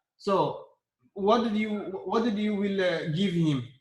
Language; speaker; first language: English; non-native, learner; Arabic